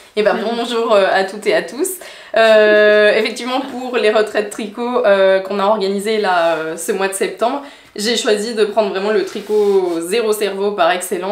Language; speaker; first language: French; native; French